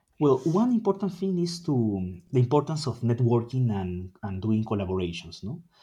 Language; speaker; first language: English; non-native, fluent; Spanish